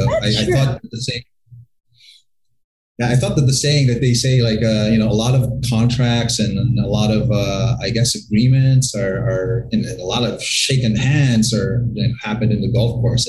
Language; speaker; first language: English; non-native, local second language; Hiligaynon